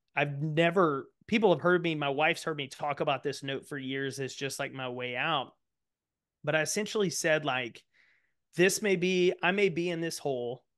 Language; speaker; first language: English; native; English